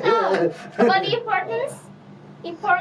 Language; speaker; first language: English; non-native, fluent; Indonesian